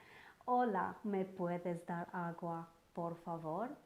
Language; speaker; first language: Spanish; non-native, fluent; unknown